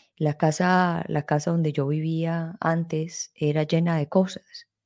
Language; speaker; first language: Spanish; native; Spanish